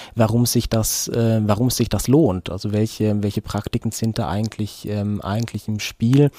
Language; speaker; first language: German; non-native, fluent; Norwegian